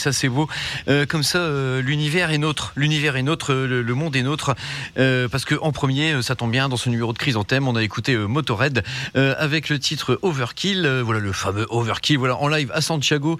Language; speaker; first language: French; native; French